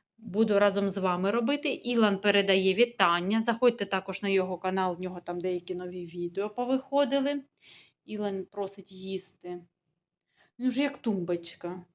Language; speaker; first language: Ukrainian; non-native, local second language; Russian